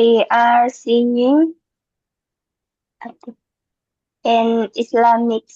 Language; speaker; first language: English; non-native, learner; Indonesian